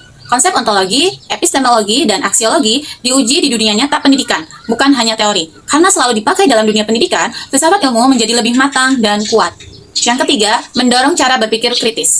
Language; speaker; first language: Indonesian; native; Indonesian